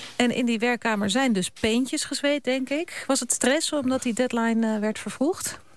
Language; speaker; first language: Dutch; native; Dutch